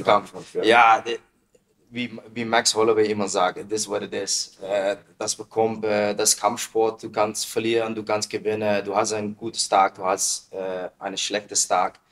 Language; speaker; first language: German; non-native, learner; Dutch